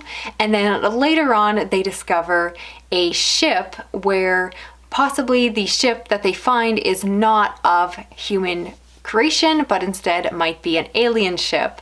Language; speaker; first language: English; native; English